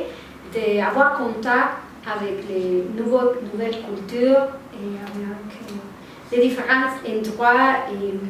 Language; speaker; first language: French; non-native, learner; Spanish